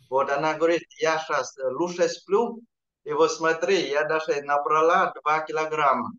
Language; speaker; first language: Russian; non-native, fluent; Vietnamese